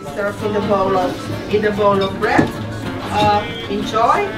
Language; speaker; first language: English; non-native, fluent; Slovenian